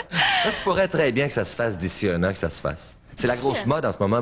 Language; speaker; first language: French; native; French